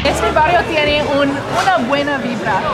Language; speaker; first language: Spanish; non-native, fluent; English